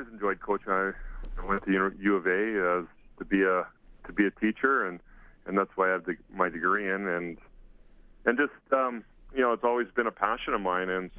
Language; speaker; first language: English; native; English